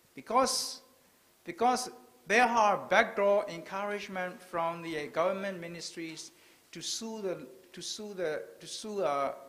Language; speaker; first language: English; non-native, fluent; Burmese